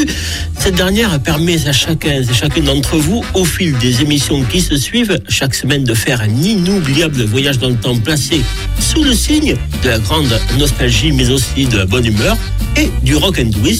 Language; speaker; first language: French; native; French